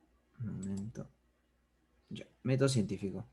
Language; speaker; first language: Spanish; native; Spanish